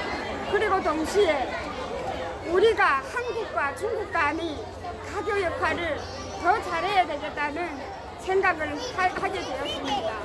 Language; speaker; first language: Korean; non-native, fluent; Chinese